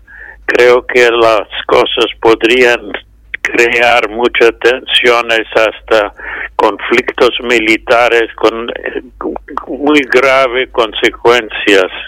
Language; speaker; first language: Spanish; non-native, fluent; English